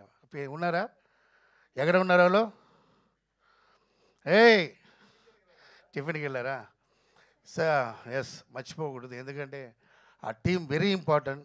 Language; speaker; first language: Telugu; non-native, fluent; Tamil